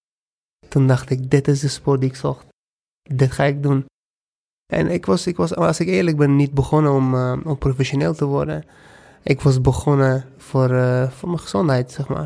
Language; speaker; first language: Dutch; non-native, fluent; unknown